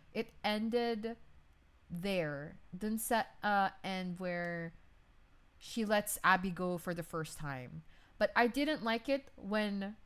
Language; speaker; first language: English; non-native, local second language; Filipino